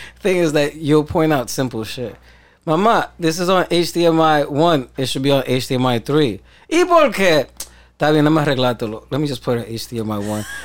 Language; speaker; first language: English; early bilingual, other home language; Spanish